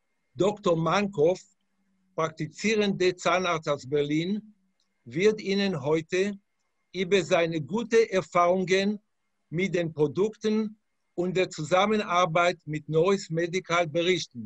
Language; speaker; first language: German; non-native, fluent; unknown